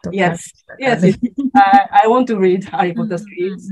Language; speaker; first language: English; non-native, learner; Japanese